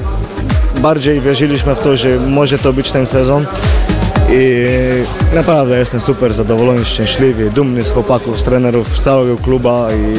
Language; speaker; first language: Polish; non-native, fluent; Slovenian